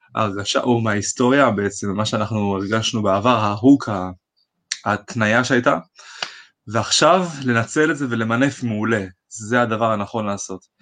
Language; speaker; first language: Hebrew; native; Hebrew